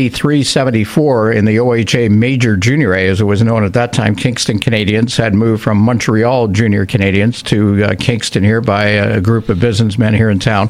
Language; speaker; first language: English; native; English